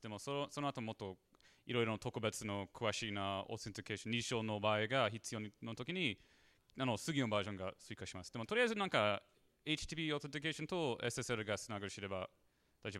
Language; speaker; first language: Japanese; non-native, learner; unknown